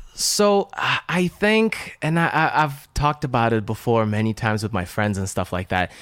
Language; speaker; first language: English; non-native, fluent; Russian